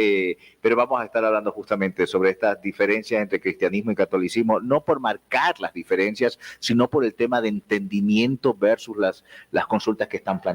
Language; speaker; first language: Spanish; native; Spanish